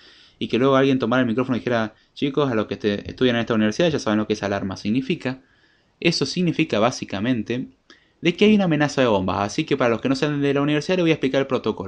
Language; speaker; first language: Spanish; native; Spanish